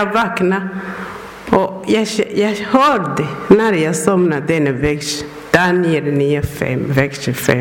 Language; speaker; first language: Swedish; non-native, learner; Persian